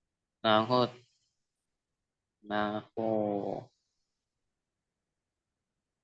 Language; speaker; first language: Chinese; non-native, learner; Indonesian